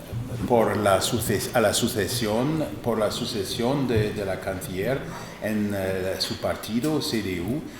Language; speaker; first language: Spanish; non-native, fluent; German